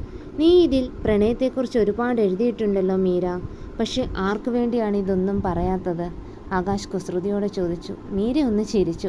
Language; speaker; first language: Malayalam; native; Malayalam